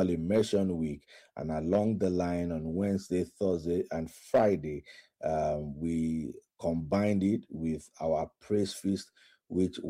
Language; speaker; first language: English; non-native, local second language; Yoruba